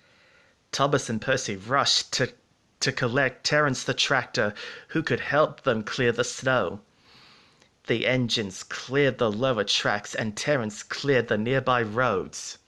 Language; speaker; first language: English; native; English